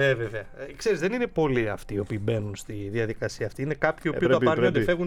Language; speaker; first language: Greek; native; Greek